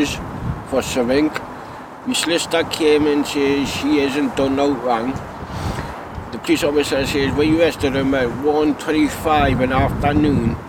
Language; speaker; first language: English; native; English